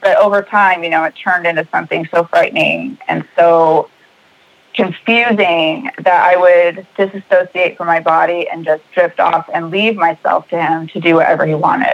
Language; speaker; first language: English; native; English